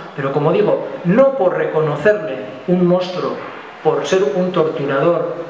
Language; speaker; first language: Spanish; non-native, local second language; Basque